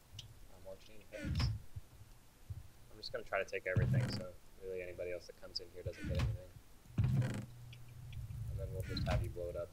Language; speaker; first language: English; native; English